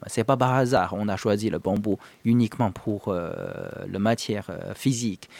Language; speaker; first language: French; non-native, fluent; Chinese